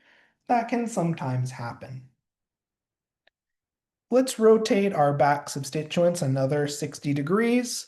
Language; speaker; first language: English; native; English